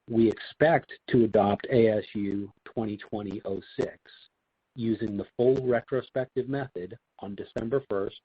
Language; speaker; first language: English; native; English